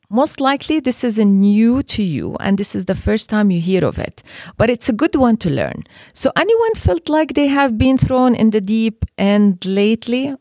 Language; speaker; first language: English; non-native, fluent; Arabic